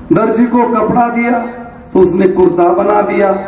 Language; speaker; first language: Hindi; non-native, local second language; Marathi